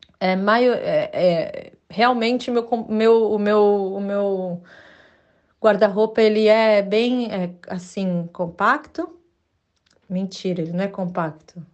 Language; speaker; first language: Portuguese; native; Portuguese